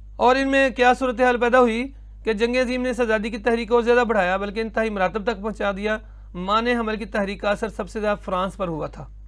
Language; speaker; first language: Urdu; non-native, local second language; Punjabi